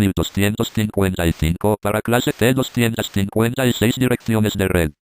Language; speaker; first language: Spanish; native; Spanish